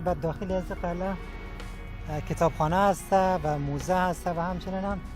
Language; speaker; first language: Persian; native; Persian